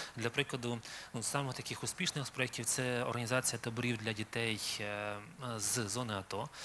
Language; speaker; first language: Ukrainian; native; Ukrainian